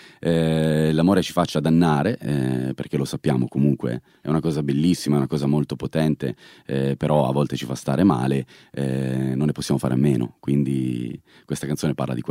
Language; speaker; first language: Italian; native; Italian